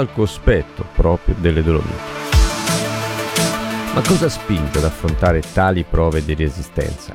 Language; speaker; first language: Italian; native; Italian